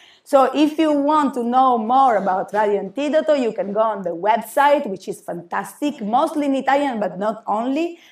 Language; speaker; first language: English; non-native, fluent; Italian